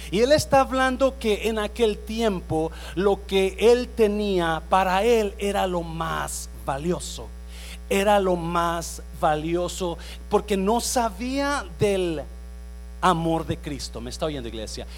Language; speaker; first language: Spanish; native; Spanish